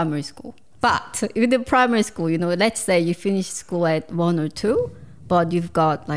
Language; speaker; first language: English; non-native, fluent; Korean